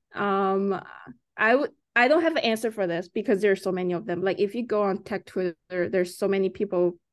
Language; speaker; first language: English; early bilingual, other home language; Chinese